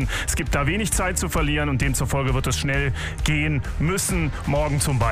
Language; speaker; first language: German; native; German